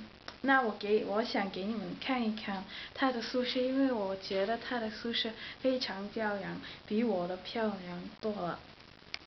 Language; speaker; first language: Chinese; non-native, learner; Dutch